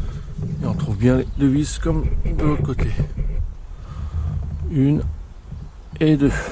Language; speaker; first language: French; native; French